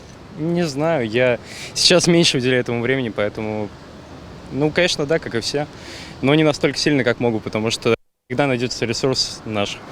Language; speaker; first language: Russian; native; Russian